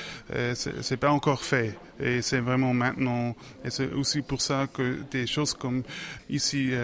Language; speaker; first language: French; non-native, local second language; German